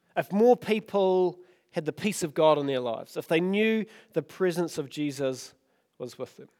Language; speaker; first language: English; native; English